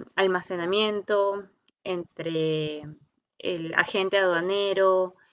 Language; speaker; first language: Spanish; native; Spanish